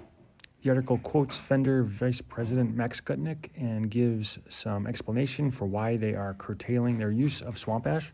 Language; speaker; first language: English; native; English